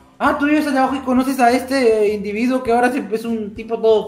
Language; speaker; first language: Spanish; native; Spanish